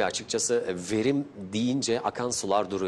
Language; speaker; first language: Turkish; native; Turkish